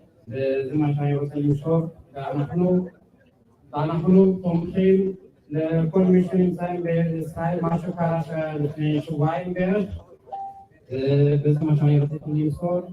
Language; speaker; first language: Hebrew; non-native, fluent; Tigrinya